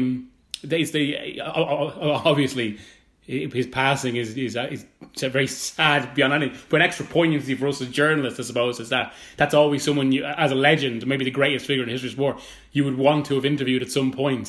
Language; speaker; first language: English; native; English